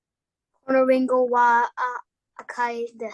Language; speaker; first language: Japanese; non-native, learner; English